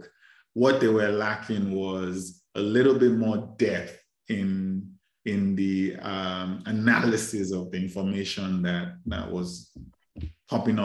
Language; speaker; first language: English; non-native, local second language; Yoruba